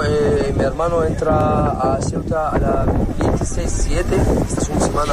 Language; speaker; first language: Spanish; non-native, learner; Arabic